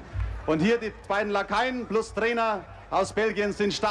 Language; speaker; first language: German; native; German